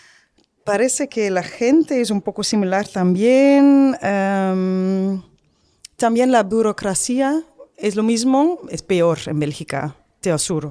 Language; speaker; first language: Spanish; non-native, learner; Dutch